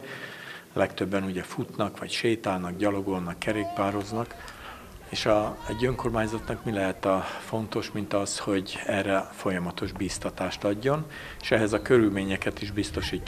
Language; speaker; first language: Hungarian; native; Hungarian